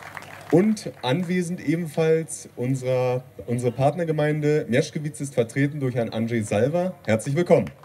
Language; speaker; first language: German; native; German